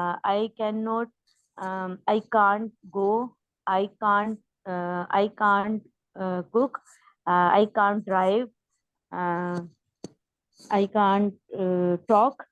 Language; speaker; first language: English; non-native, learner; Urdu